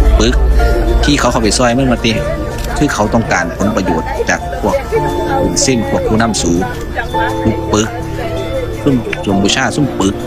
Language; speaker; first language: Thai; native; Thai